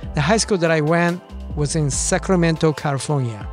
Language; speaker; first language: English; early bilingual, other home language; Japanese